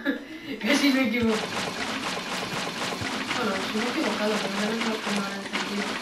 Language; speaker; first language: Spanish; native; Spanish